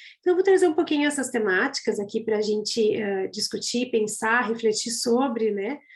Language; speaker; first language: Portuguese; native; Portuguese